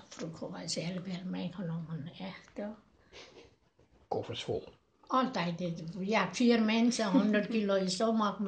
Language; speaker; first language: Dutch; non-native, learner; Nepali